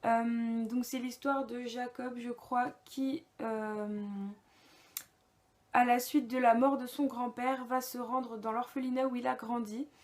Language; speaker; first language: French; native; French